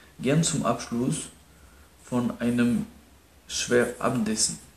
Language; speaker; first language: German; non-native, learner; Spanish